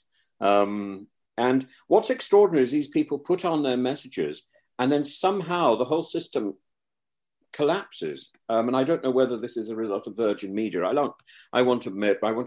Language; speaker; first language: English; native; English